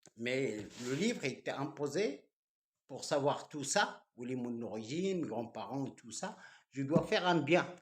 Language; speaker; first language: French; non-native, local second language; Arabic